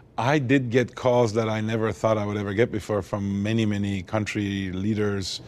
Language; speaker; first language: English; early bilingual, other home language; Armenian